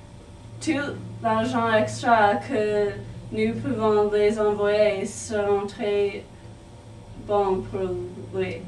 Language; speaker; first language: French; non-native, learner; English